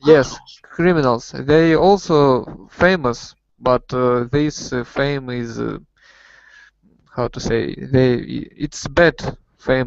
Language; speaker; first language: English; non-native, learner; Russian